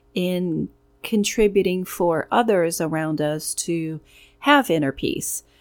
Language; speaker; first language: English; non-native, fluent; Portuguese